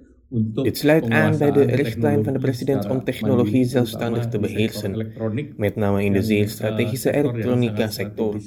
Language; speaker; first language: Dutch; non-native, fluent; Indonesian